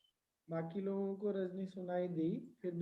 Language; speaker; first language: Hindi; native; Hindi